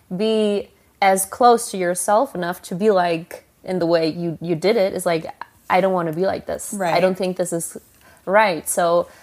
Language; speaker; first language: English; non-native, fluent; German